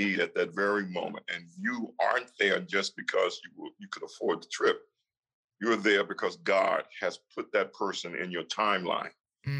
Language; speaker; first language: English; native; English